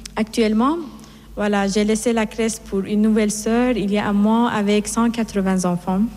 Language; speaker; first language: French; non-native, fluent; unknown